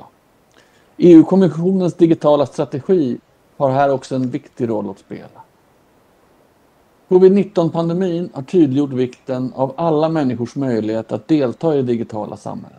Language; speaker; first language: Swedish; native; Swedish